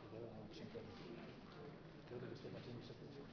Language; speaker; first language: Italian; native; Italian